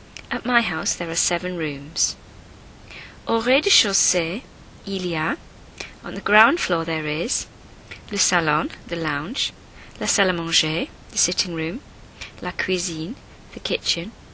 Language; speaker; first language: English; native; English